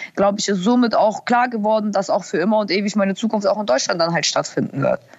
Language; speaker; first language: German; early bilingual, other home language; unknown